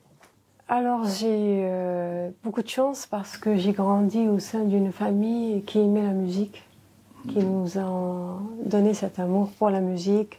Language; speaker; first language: French; non-native, local second language; Arabic